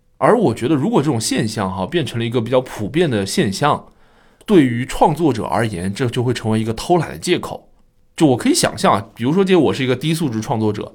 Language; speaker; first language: Chinese; native; Chinese